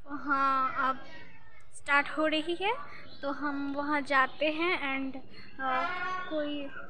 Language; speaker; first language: Hindi; non-native, learner; Bangla